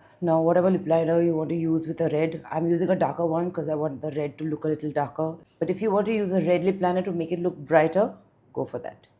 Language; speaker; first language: English; non-native, local second language; Bangla